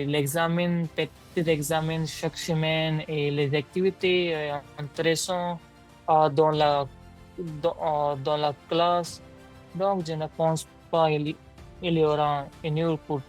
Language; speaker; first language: French; non-native, learner; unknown